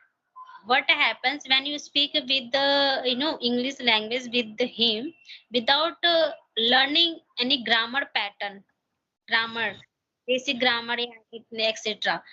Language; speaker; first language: English; non-native, learner; Hindi